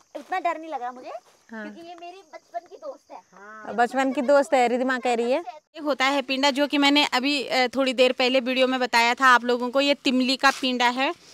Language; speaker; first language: Hindi; non-native, local second language; Garhwali